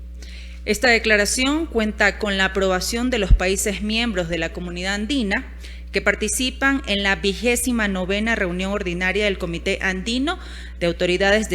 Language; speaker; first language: Spanish; native; Spanish